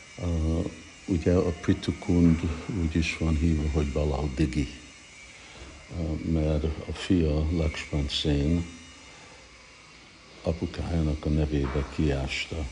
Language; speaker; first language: Hungarian; early bilingual, heritage; Hungarian